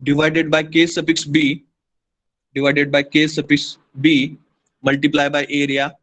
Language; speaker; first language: English; non-native, local second language; Hindi